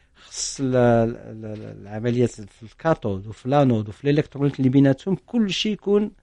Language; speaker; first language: Arabic; native; Arabic